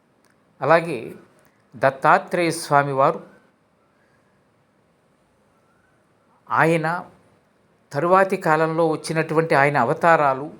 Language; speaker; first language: Telugu; native; Telugu